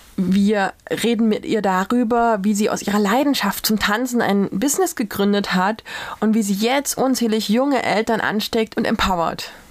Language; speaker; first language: German; native; German